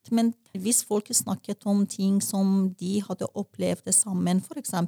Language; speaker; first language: Norwegian; non-native, fluent; Persian